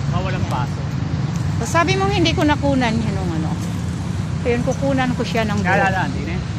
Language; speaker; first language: Filipino; native; Filipino